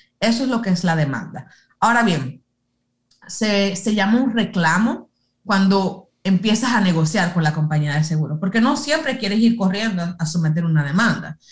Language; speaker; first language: Spanish; early bilingual, heritage; Spanish